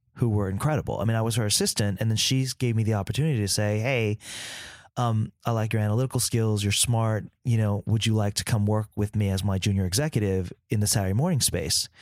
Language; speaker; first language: English; early bilingual, other home language; Vietnamese